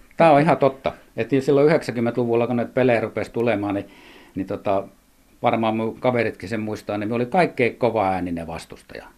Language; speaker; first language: Finnish; native; Finnish